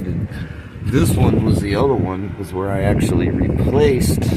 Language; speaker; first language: English; native; English